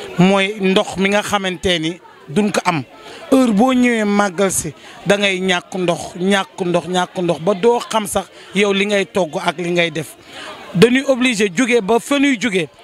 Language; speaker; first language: Wolof; native; Wolof